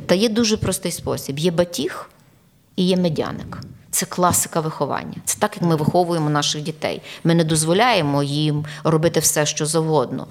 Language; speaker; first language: Ukrainian; native; Ukrainian